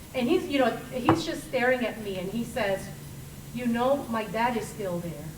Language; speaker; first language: English; early bilingual, other home language; Spanish